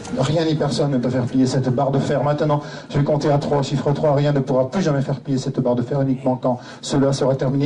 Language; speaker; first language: French; native; French